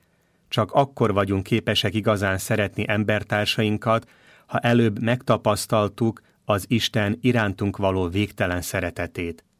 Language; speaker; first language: Hungarian; native; Hungarian